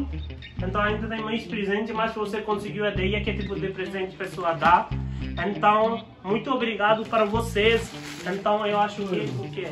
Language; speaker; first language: Portuguese; non-native, learner; Hindi